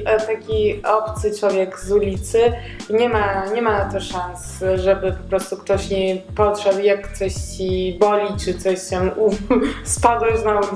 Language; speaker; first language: Polish; non-native, learner; Georgian